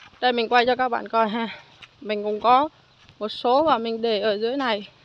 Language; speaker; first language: Vietnamese; native; Vietnamese